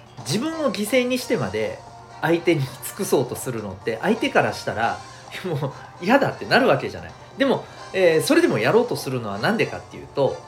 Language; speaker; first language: Japanese; native; Japanese